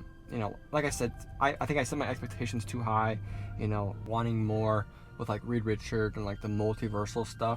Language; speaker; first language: English; native; English